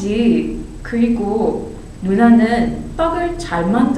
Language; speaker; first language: Korean; non-native, learner; English